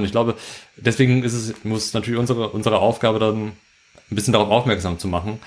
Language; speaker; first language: German; native; German